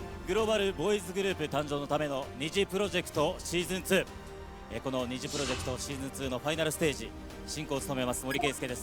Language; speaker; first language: Japanese; native; Japanese